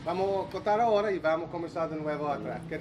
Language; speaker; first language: Spanish; non-native, learner; English